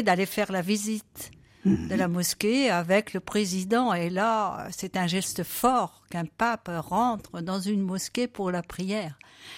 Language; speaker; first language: French; native; French